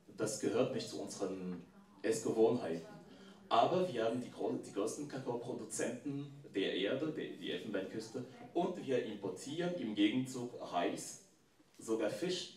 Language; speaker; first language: German; non-native, fluent; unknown